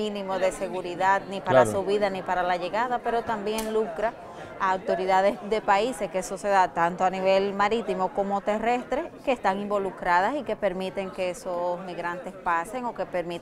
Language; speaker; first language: Spanish; native; Spanish